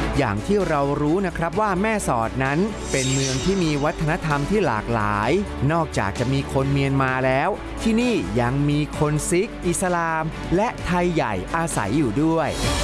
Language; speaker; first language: Thai; native; Thai